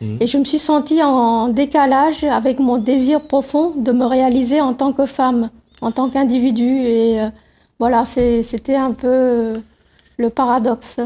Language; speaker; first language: French; non-native, local second language; Tamil